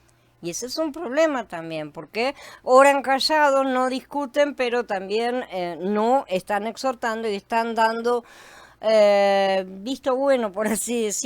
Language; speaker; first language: Spanish; native; Spanish